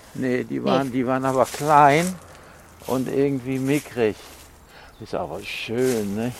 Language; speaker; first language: German; native; German